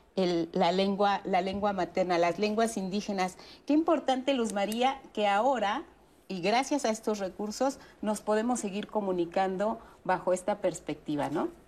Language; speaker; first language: Spanish; native; Spanish